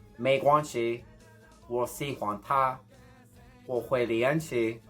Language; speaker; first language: Chinese; non-native, learner; English